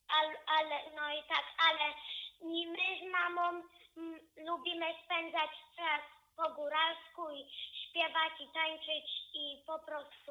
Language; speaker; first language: Polish; early bilingual, heritage; Polish